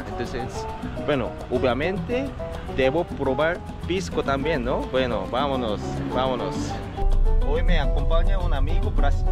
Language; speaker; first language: Spanish; non-native, fluent; Korean